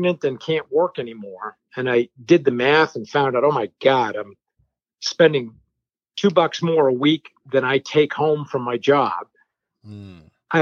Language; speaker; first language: English; early bilingual, other home language; French